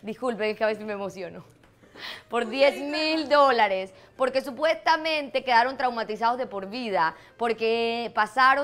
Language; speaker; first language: Spanish; native; Spanish